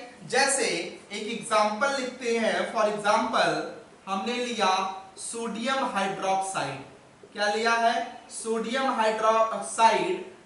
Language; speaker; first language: Hindi; native; Hindi